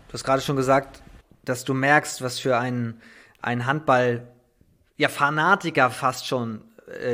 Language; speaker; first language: German; native; German